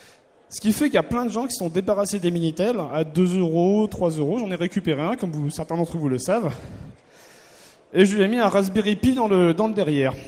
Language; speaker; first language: French; native; French